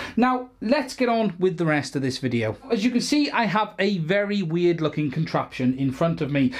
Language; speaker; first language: English; native; English